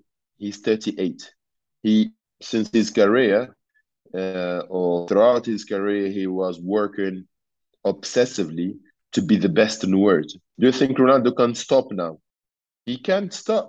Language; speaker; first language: English; non-native, fluent; Arabic